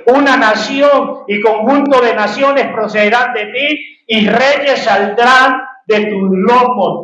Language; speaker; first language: Spanish; native; Spanish